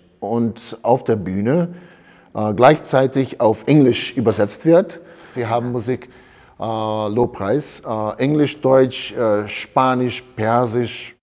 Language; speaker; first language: German; early bilingual, heritage; German